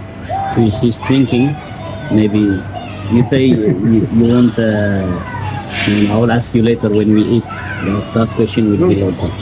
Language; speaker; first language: English; non-native, local second language; Amharic